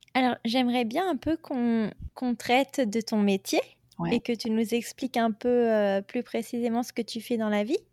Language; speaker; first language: French; native; French